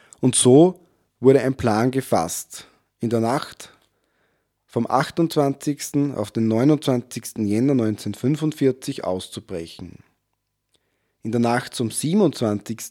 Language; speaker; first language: German; native; German